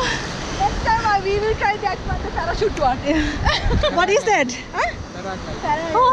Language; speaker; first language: English; non-native, learner; Thai